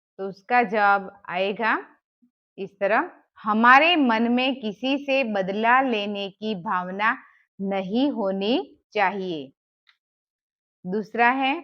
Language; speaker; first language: Hindi; non-native, local second language; Gujarati